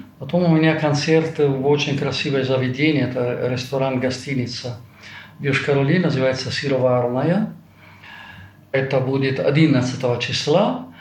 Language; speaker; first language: Russian; non-native, fluent; Italian